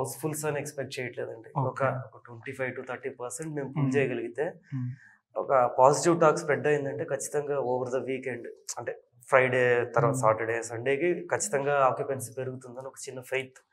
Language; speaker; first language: Telugu; native; Telugu